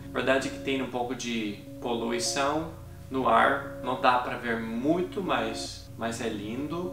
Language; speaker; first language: Portuguese; non-native, fluent; English